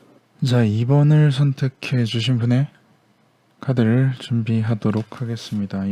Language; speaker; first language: Korean; native; Korean